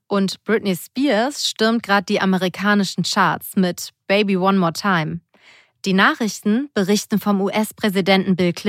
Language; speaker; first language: German; native; German